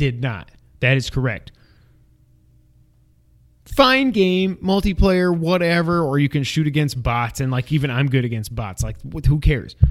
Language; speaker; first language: English; native; English